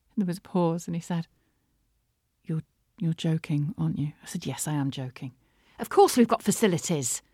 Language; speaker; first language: English; native; English